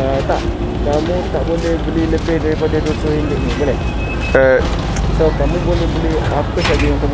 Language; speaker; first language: Malay; native; Malay